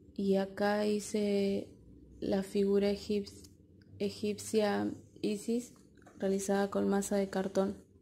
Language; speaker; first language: Spanish; native; Spanish